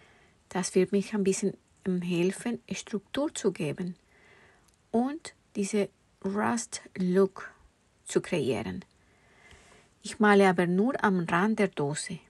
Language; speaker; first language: German; non-native, fluent; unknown